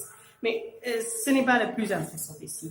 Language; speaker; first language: French; non-native, fluent; Urdu